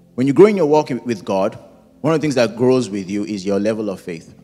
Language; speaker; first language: English; non-native, local second language; Yoruba